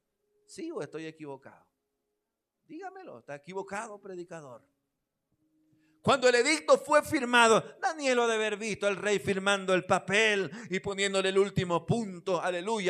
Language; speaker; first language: Spanish; native; Spanish